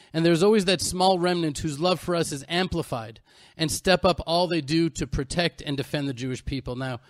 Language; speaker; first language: English; native; English